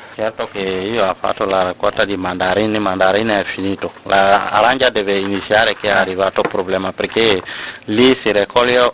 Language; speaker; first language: Italian; non-native, learner; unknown